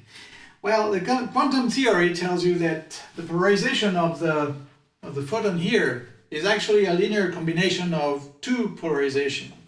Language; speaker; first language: English; non-native, fluent; French